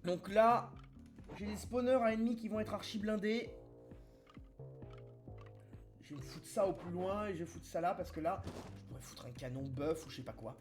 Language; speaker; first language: French; native; French